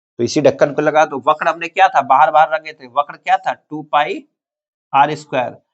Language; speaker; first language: Hindi; native; Hindi